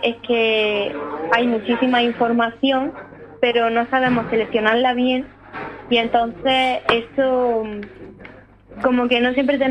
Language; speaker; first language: Spanish; native; Spanish